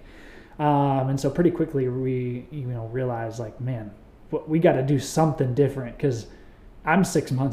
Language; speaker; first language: English; native; English